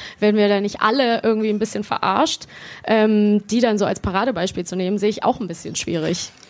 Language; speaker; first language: German; native; German